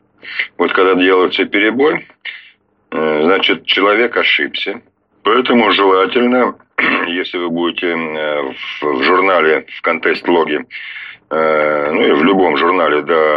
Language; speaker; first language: Russian; native; Russian